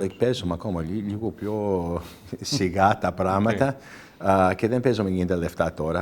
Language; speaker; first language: Greek; early bilingual, heritage; English